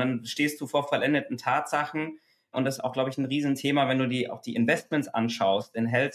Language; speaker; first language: German; native; German